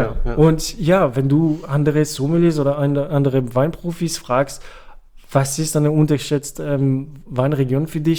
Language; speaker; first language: German; non-native, fluent; French